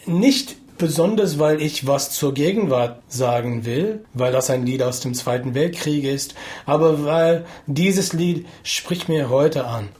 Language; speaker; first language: German; non-native, fluent; English